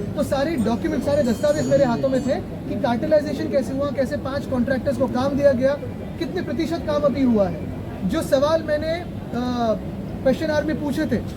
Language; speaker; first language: Hindi; non-native, local second language; Marathi